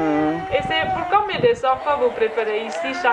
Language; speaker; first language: French; non-native, fluent; German